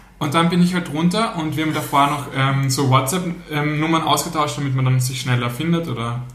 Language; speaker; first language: German; native; German